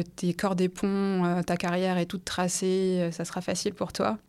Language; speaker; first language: French; native; French